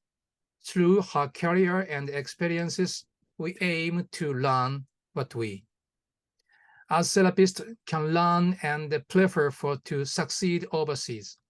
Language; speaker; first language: English; non-native, learner; Japanese